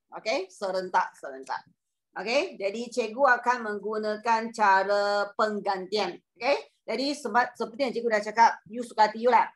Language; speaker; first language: Malay; non-native, local second language; Chinese